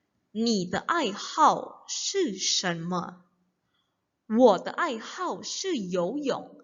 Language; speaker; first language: Chinese; non-native, fluent; Indonesian